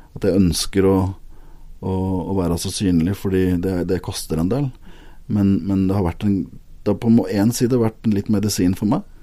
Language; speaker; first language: Norwegian; native; Norwegian